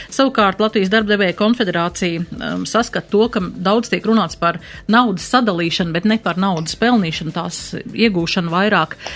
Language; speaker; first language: Latvian; native; Latvian